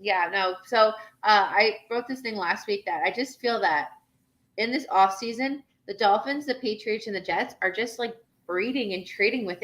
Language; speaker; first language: English; native; English